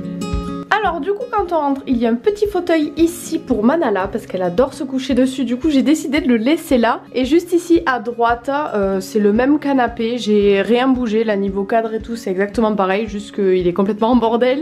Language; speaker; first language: French; native; French